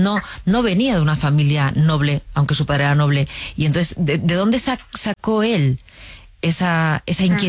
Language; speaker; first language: Spanish; native; Spanish